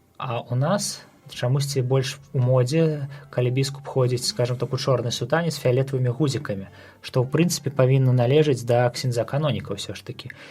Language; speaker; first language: Belarusian; native; Belarusian